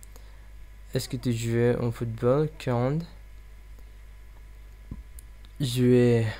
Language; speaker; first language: French; non-native, learner; English